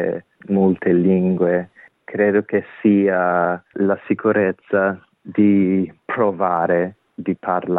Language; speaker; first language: Italian; non-native, fluent; English